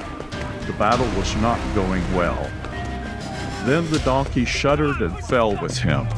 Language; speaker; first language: English; native; English